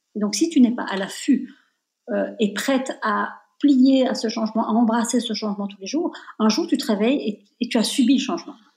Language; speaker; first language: French; native; French